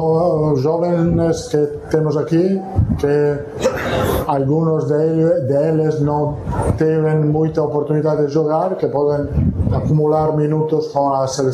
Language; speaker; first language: Portuguese; non-native, fluent; Italian